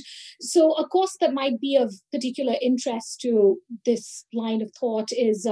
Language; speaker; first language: English; non-native, local second language; Bangla